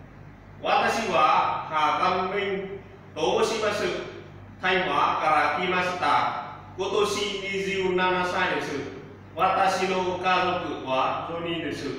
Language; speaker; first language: Japanese; non-native, learner; Vietnamese